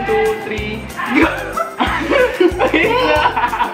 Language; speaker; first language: Filipino; native; Filipino